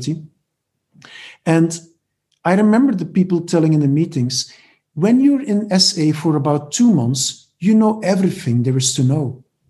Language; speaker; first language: English; non-native, fluent; Dutch